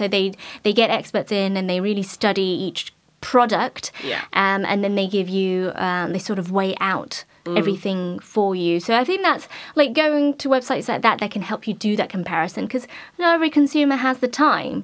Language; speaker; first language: English; native; English